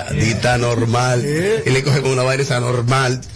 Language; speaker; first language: Spanish; native; Spanish